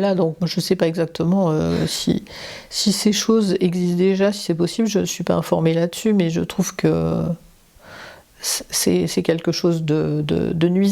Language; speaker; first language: French; native; French